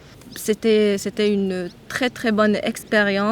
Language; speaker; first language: French; non-native, local second language; Arabic